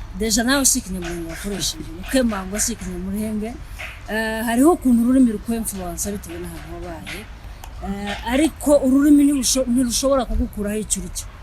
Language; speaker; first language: Kinyarwanda; native; Kinyarwanda